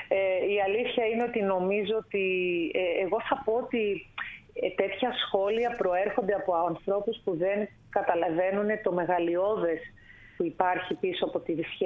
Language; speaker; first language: Greek; native; Greek